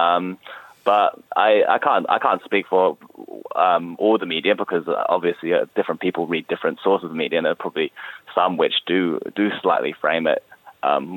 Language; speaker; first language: English; native; English